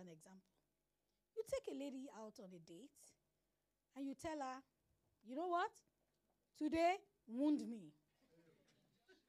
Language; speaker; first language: English; non-native, local second language; Yoruba